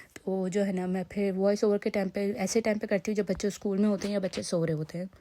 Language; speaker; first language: Urdu; native; Urdu